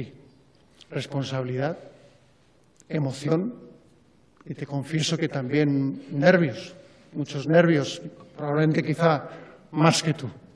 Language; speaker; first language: Spanish; native; Spanish